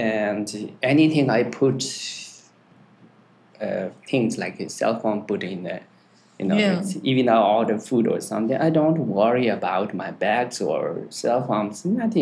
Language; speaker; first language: English; non-native, learner; Tibetan